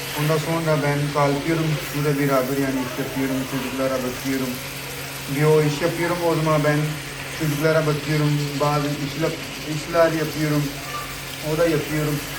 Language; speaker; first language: Turkish; non-native, learner; Urdu